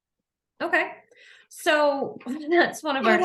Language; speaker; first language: English; native; English